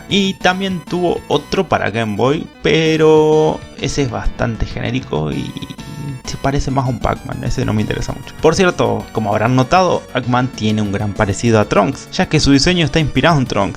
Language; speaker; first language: Spanish; native; Spanish